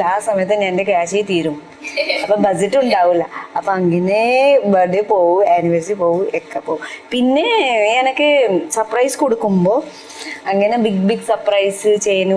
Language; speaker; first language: Malayalam; non-native, learner; Nepali